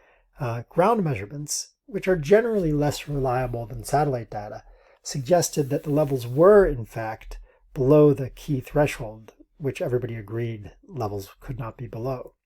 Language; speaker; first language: English; native; English